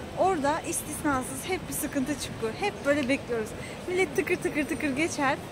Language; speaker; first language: Turkish; native; Turkish